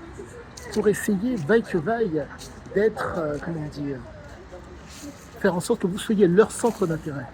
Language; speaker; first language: French; native; French